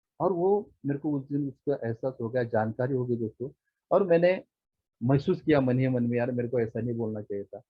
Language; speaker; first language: Hindi; non-native, local second language; Marathi